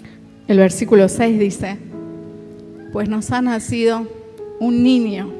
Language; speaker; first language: Spanish; native; Spanish